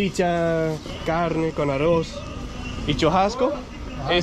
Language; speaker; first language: Portuguese; non-native, learner; Danish